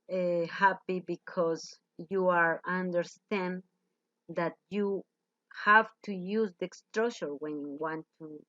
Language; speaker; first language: English; non-native, learner; Spanish